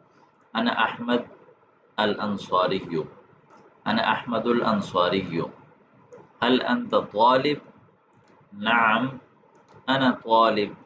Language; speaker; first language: Arabic; non-native, fluent; Urdu